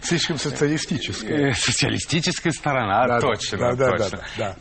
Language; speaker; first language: Russian; non-native, fluent; French